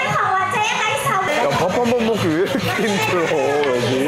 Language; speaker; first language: Korean; native; Korean